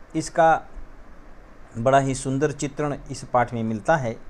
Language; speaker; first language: Hindi; non-native, local second language; Marathi